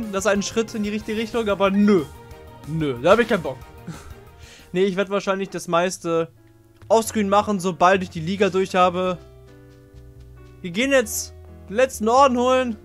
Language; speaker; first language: German; native; German